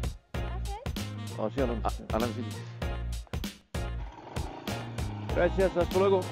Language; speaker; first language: Spanish; non-native, learner; Estonian